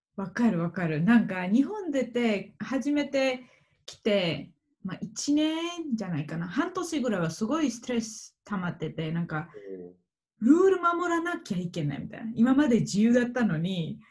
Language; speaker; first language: Japanese; non-native, fluent; Georgian